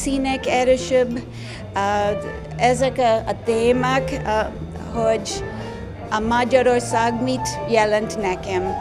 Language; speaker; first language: Hungarian; non-native, learner; English